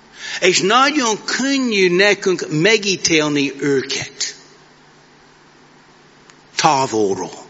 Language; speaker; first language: Hungarian; non-native, fluent; English